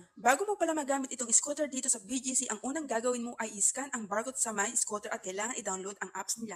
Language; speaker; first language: Filipino; native; Filipino